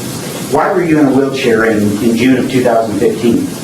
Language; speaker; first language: English; native; English